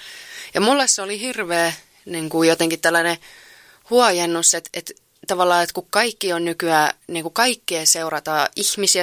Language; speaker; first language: Finnish; native; Finnish